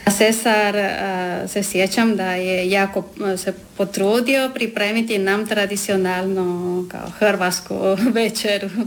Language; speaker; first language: Croatian; non-native, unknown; Spanish